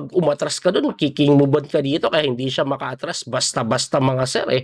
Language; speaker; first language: Filipino; native; Filipino